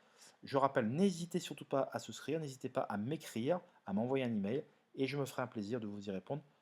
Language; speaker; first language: French; native; French